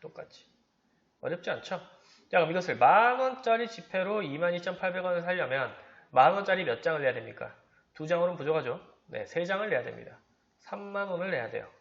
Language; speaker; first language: Korean; native; Korean